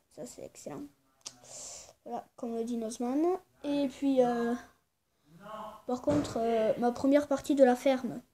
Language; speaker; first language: French; native; French